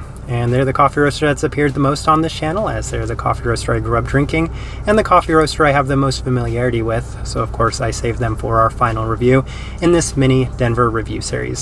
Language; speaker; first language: English; native; English